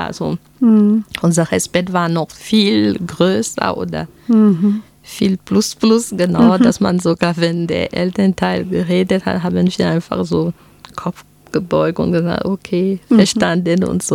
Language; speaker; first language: German; non-native, fluent; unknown